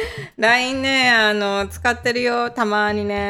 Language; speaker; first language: Japanese; native; Japanese